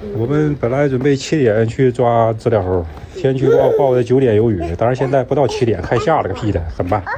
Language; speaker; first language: Chinese; native; Chinese